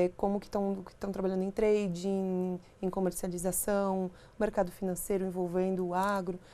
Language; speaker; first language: Portuguese; native; Portuguese